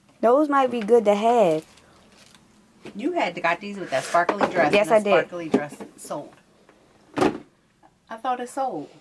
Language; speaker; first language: English; native; English